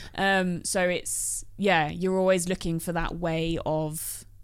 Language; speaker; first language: English; native; English